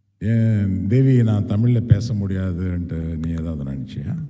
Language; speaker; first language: Tamil; non-native, local second language; Telugu